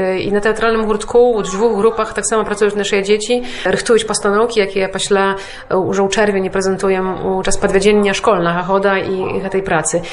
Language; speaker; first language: Polish; non-native, local second language; Belarusian